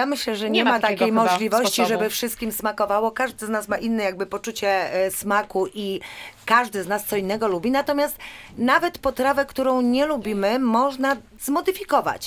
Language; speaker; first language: Polish; native; Polish